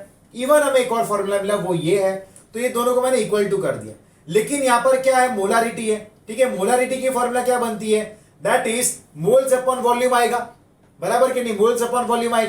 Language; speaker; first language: Hindi; non-native, local second language; Gujarati